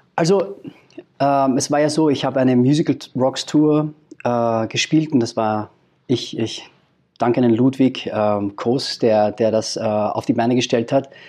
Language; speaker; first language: German; early bilingual, other home language; Filipino